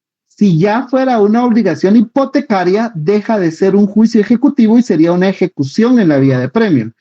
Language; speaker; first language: Spanish; native; Spanish